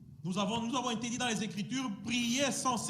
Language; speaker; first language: French; non-native, fluent; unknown